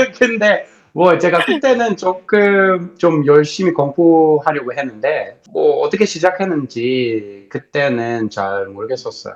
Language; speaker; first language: Korean; non-native, learner; English